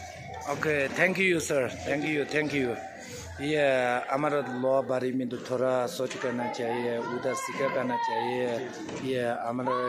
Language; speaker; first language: Hindi; non-native, local second language; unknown